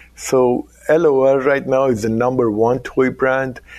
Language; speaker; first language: English; non-native, fluent; Persian